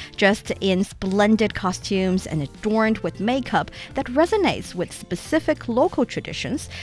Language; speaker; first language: English; non-native, fluent; Chinese